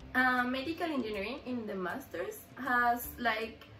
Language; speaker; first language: English; non-native, fluent; Spanish